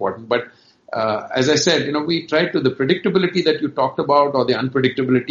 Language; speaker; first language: English; non-native, local second language; Kannada